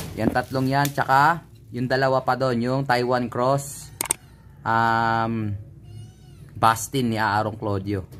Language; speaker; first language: Filipino; native; Filipino